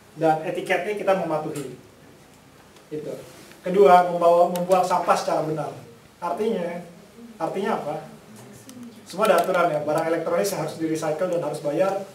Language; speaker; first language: Indonesian; native; Indonesian